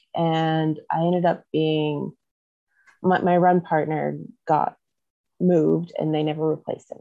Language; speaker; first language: English; native; English